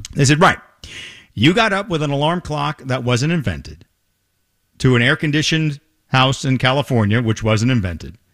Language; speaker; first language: English; native; English